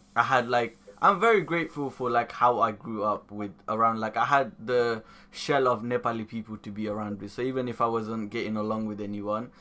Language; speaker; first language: English; early bilingual, other home language; Nepali